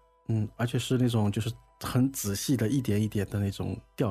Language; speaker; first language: Chinese; native; Chinese